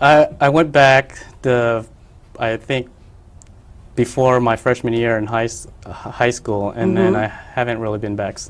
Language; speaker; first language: English; early bilingual, other home language; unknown